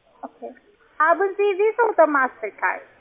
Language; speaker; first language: German; non-native, learner; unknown